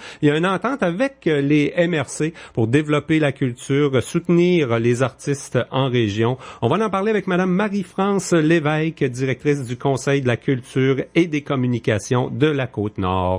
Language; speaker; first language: French; native; French